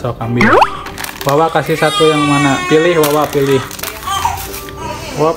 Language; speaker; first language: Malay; non-native, local second language; Sundanese